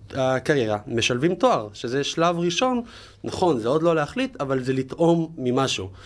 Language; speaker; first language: Hebrew; native; Hebrew